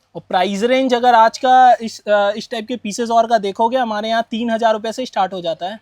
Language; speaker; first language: Hindi; non-native, local second language; Bangla